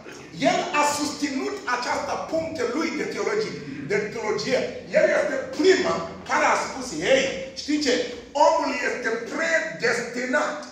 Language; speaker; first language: Romanian; non-native, fluent; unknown